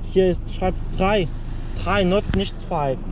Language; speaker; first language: German; non-native, learner; Polish